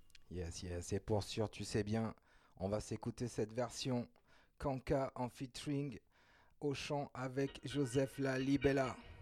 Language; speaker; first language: French; native; French